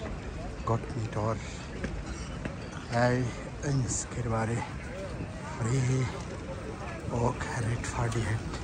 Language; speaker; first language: Norwegian; non-native, fluent; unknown